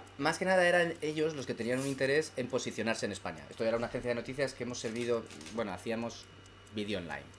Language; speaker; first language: Spanish; native; Spanish